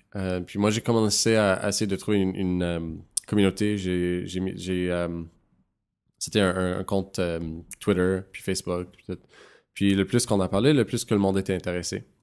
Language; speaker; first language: French; non-native, local second language; English